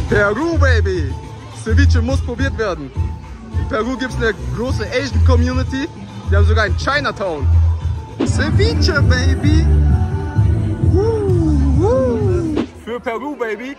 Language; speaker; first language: German; early bilingual, other home language; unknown